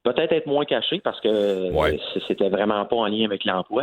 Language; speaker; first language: French; native; French